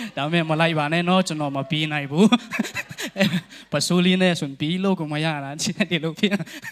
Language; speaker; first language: Burmese; non-native, local second language; Tedim Chin